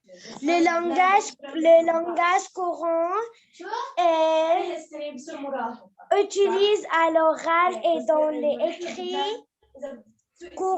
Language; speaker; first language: French; non-native, learner; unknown